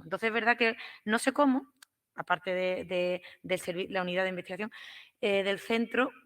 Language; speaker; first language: Spanish; native; Spanish